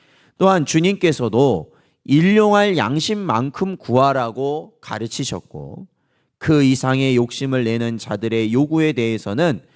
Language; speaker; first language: Korean; native; Korean